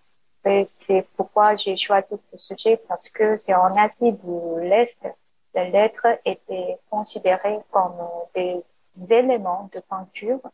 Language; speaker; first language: French; non-native, learner; Korean